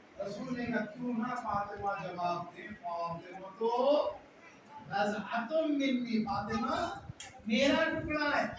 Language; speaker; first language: Urdu; native; Urdu